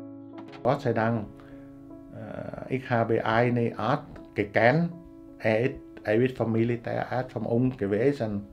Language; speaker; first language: German; non-native, learner; Vietnamese